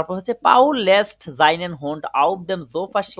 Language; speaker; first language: German; non-native, fluent; Bangla